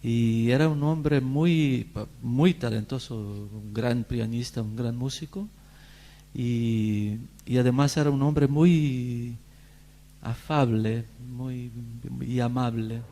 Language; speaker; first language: Spanish; non-native, fluent; Portuguese